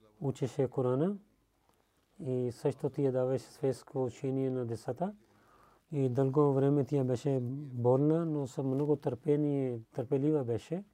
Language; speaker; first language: Bulgarian; non-native, learner; Urdu